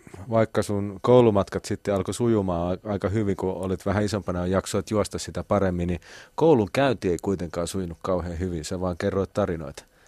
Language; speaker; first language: Finnish; native; Finnish